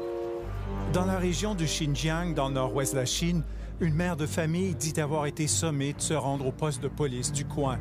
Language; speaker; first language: French; native; French